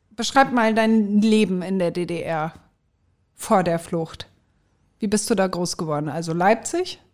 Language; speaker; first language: German; native; German